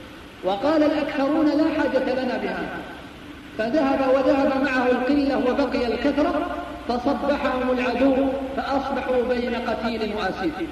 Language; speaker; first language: Arabic; native; Arabic